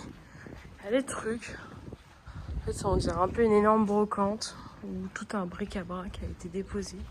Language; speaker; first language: French; native; French